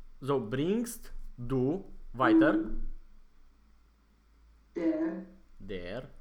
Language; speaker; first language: German; non-native, fluent; Romanian